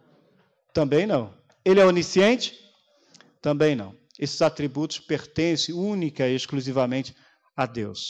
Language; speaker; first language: Portuguese; native; Portuguese